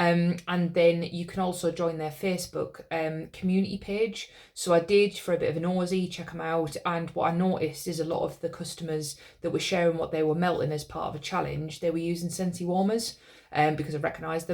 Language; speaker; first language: English; native; English